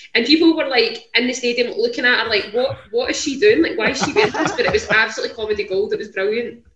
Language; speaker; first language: English; native; English